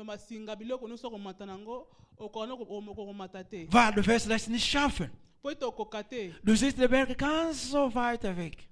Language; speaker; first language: German; non-native, learner; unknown